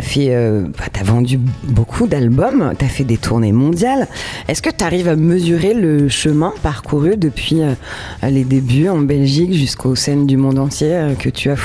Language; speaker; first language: French; native; French